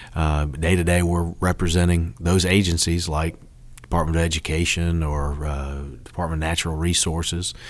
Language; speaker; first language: English; native; English